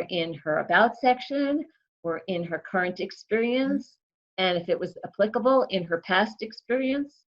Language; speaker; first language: English; native; English